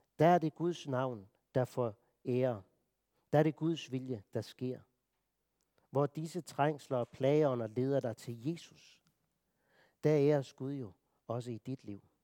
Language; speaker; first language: Danish; native; Danish